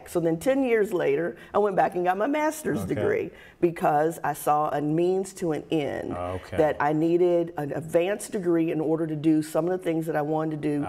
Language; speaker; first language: English; native; English